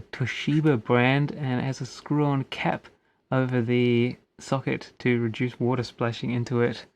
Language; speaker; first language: English; native; English